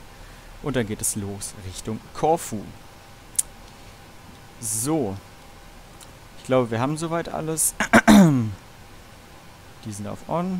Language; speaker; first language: German; native; German